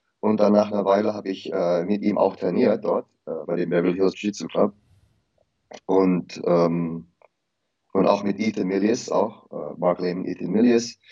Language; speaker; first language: German; early bilingual, heritage; German